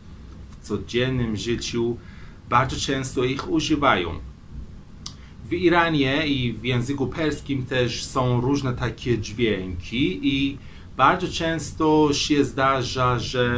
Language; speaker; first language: Polish; non-native, fluent; Persian